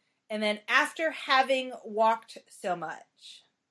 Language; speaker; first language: English; native; English